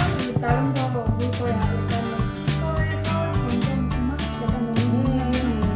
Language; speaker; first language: Korean; non-native, learner; Spanish